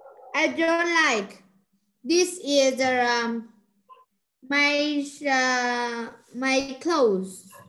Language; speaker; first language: English; non-native, learner; Vietnamese